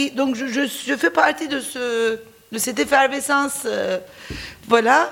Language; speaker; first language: French; non-native, fluent; Turkish